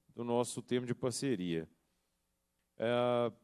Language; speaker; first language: Portuguese; native; Portuguese